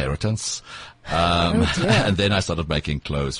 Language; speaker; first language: English; non-native, local second language; Afrikaans